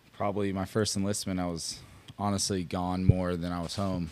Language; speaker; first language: English; native; English